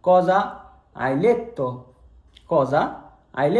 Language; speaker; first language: Italian; non-native, fluent; Bangla